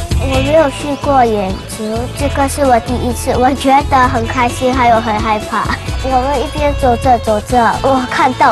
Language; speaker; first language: Chinese; early bilingual, other home language; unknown